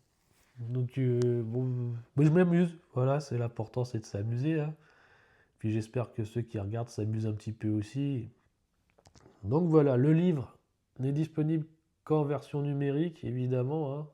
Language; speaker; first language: French; native; French